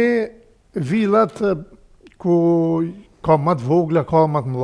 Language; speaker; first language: Albanian; native; Albanian